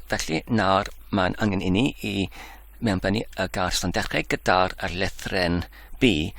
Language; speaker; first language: Welsh; non-native, learner; Dutch